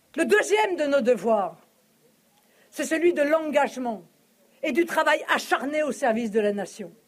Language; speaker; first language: French; native; French